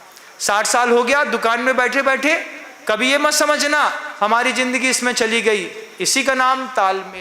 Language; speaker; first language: Hindi; native; Hindi